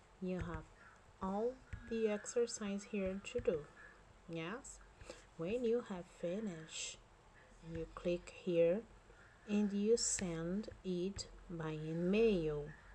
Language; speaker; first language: English; non-native, fluent; Portuguese